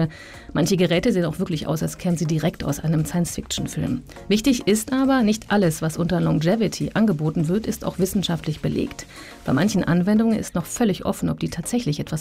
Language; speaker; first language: German; native; German